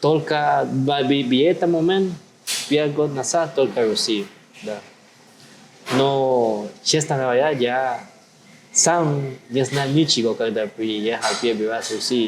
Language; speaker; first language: Russian; non-native, learner; Spanish